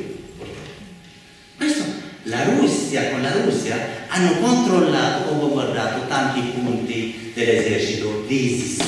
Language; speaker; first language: Italian; non-native, fluent; Arabic